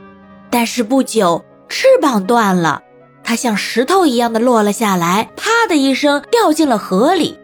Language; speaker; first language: Chinese; native; Chinese